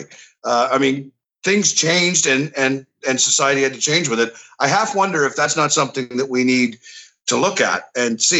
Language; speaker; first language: English; native; English